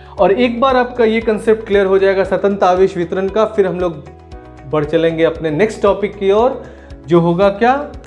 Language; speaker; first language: Hindi; native; Hindi